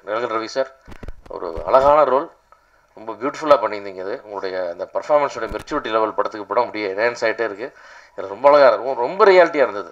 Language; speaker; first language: Tamil; native; Tamil